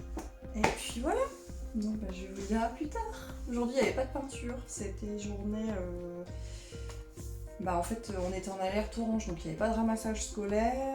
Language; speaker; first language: French; native; French